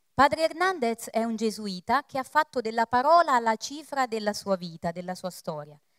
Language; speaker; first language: Italian; native; Italian